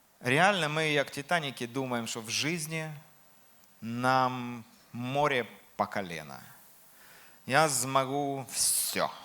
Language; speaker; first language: Ukrainian; non-native, local second language; Russian